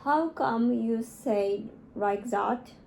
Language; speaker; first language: English; non-native, learner; Japanese